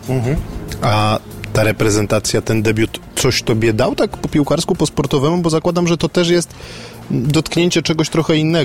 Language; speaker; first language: Polish; native; Polish